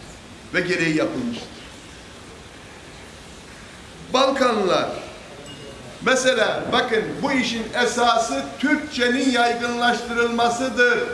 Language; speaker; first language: Turkish; native; Turkish